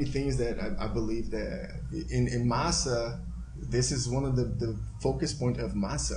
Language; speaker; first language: English; non-native, fluent; Portuguese